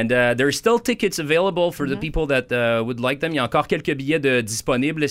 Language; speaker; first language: English; non-native, fluent; French